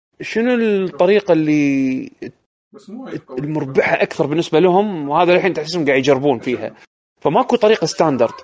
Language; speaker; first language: Arabic; native; Arabic